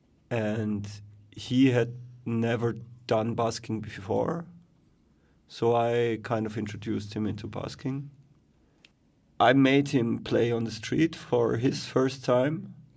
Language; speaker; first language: English; non-native, fluent; German